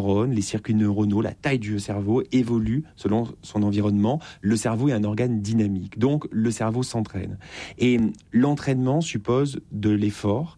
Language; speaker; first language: French; native; French